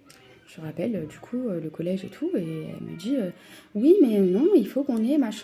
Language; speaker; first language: French; native; French